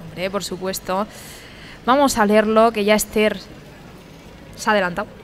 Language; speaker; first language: Spanish; native; Spanish